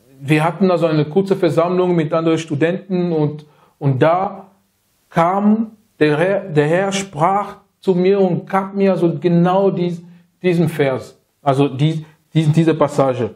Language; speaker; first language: German; non-native, fluent; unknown